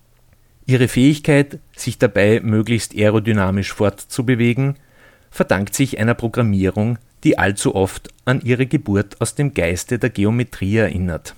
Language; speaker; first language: German; native; German